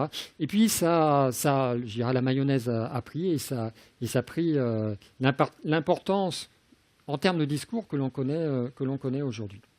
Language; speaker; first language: French; native; French